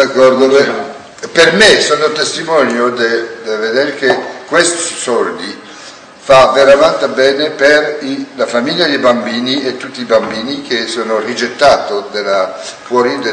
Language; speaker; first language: Italian; non-native, learner; French